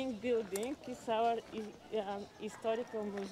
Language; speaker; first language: English; non-native, learner; Bulgarian